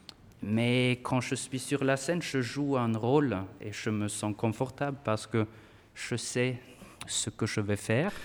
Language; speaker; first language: French; non-native, fluent; Swedish